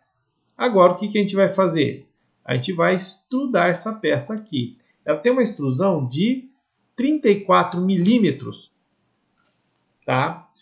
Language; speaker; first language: Portuguese; native; Portuguese